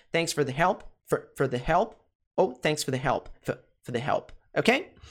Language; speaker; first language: English; non-native, fluent; Portuguese